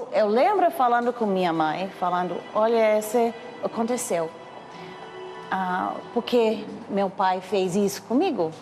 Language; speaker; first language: Portuguese; non-native, learner; English